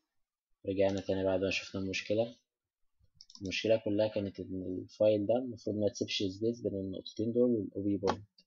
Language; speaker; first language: Arabic; native; Arabic